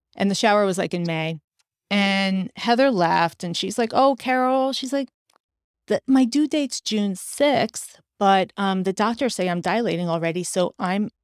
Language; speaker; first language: English; native; English